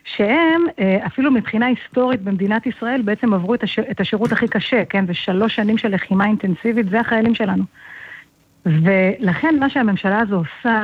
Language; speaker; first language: Hebrew; native; Hebrew